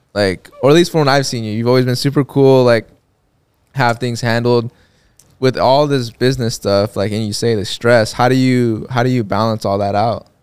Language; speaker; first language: English; native; English